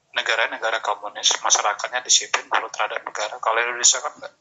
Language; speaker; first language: Indonesian; native; Indonesian